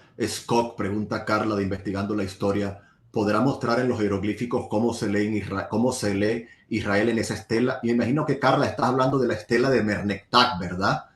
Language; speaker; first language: Spanish; native; Spanish